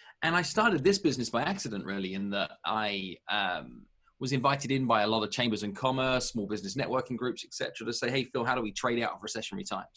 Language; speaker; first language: English; native; English